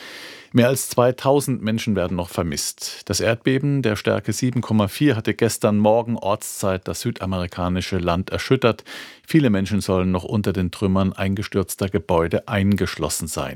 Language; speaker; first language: German; native; German